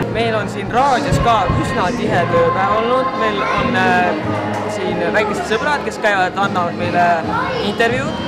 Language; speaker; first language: Estonian; native; Estonian